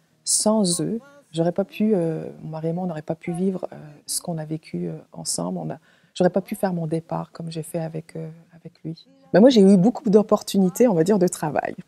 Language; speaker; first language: French; native; French